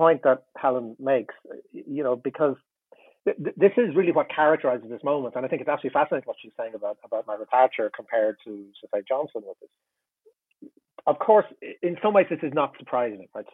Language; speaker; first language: English; native; English